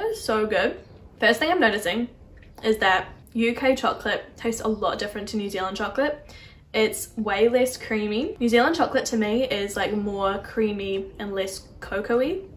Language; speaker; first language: English; native; English